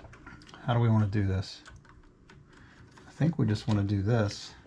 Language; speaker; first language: English; native; English